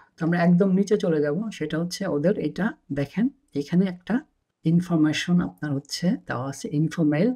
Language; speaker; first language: Bangla; native; Bangla